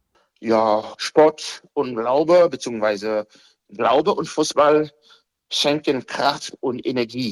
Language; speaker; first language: German; non-native, fluent; Haitian Creole